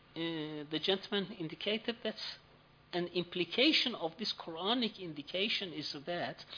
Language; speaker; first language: English; non-native, fluent; Persian